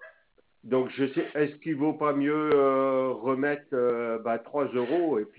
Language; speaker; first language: French; native; French